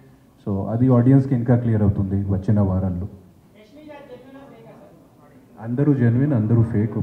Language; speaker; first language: Telugu; non-native, fluent; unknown